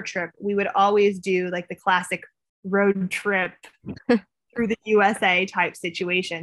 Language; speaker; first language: English; native; English